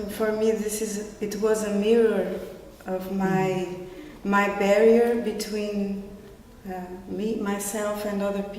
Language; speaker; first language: English; non-native, fluent; Portuguese